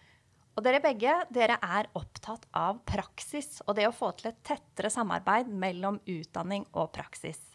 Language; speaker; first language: Norwegian; native; Norwegian